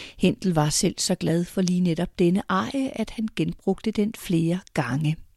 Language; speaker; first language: Danish; native; Danish